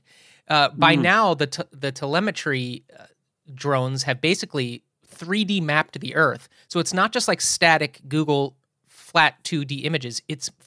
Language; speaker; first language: English; native; English